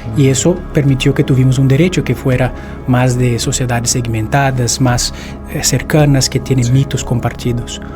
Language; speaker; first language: Spanish; non-native, fluent; Portuguese